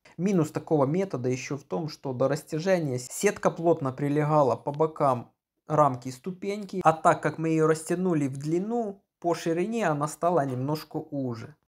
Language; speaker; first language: Russian; non-native, local second language; Ukrainian